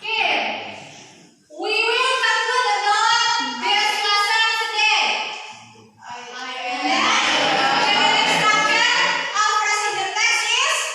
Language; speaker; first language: English; non-native, learner; Indonesian